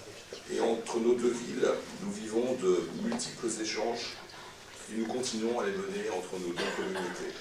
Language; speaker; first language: French; native; French